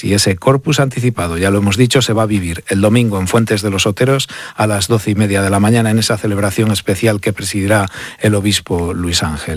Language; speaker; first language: Spanish; native; Spanish